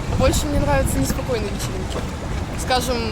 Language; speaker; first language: Russian; native; Russian